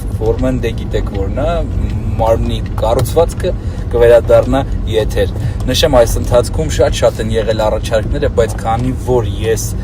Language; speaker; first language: Armenian; native; Armenian